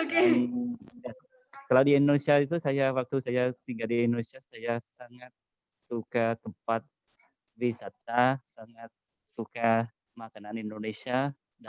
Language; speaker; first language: Indonesian; non-native, learner; Khmer